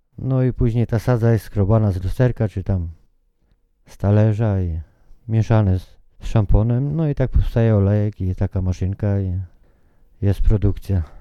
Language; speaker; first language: Polish; native; Polish